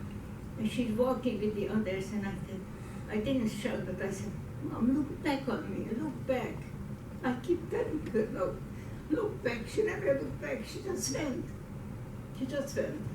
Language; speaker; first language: English; non-native, fluent; Hungarian